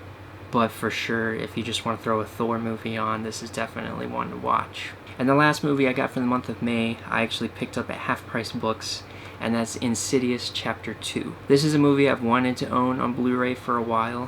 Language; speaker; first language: English; native; English